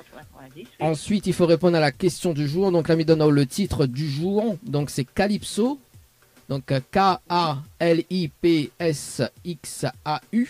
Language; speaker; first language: French; native; French